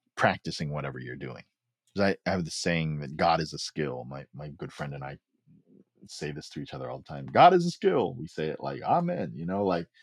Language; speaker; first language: English; early bilingual, other home language; Filipino